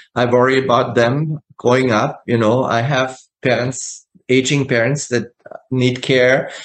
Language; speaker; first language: English; non-native, fluent; German